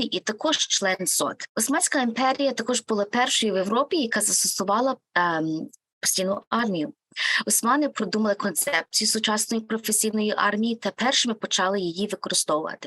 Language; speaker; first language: Ukrainian; native; Ukrainian